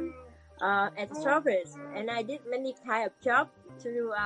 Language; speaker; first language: English; non-native, learner; Vietnamese